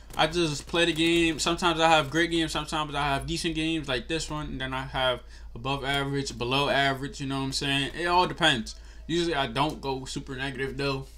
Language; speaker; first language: English; native; English